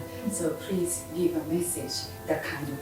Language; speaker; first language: English; non-native, learner; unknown